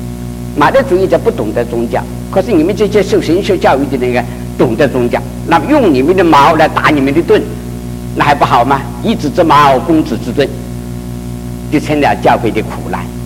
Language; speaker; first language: Chinese; native; Chinese